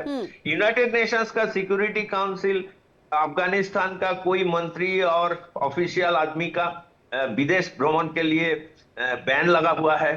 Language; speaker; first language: Hindi; non-native, local second language; Bangla